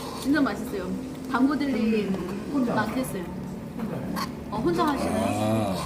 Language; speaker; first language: Korean; non-native, local second language; Chinese